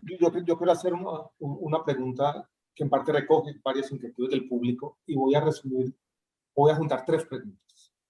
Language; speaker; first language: Spanish; native; Spanish